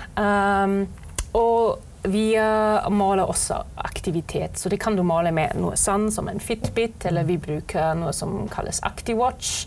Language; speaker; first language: Norwegian; non-native, fluent; German